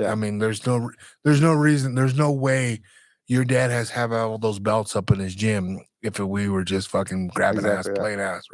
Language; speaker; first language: English; native; English